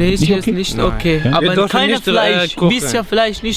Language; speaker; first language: German; non-native, learner; Kurdish